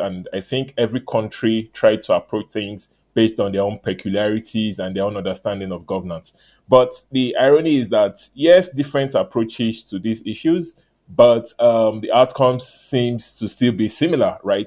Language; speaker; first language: English; non-native, local second language; Yoruba